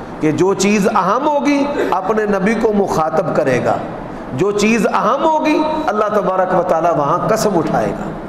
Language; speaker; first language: Urdu; non-native, local second language; Punjabi